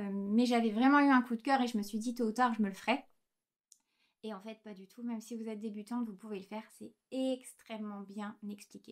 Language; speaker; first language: French; native; French